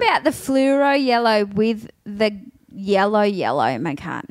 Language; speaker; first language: English; native; English